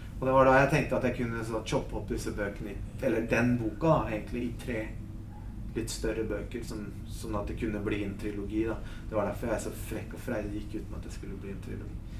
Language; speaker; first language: Norwegian; early bilingual, other home language; Spanish